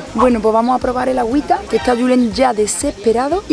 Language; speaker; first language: Spanish; native; Spanish